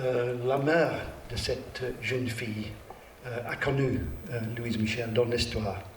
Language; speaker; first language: French; non-native, learner; English